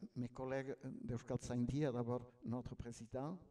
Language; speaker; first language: French; non-native, local second language; Basque